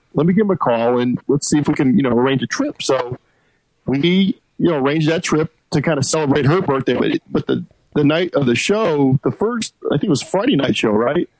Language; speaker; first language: English; native; English